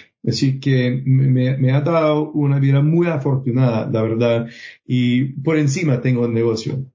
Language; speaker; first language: Spanish; non-native, fluent; English